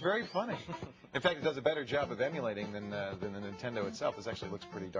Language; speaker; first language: English; native; English